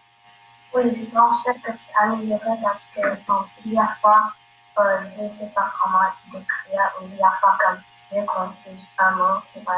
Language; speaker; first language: French; non-native, learner; English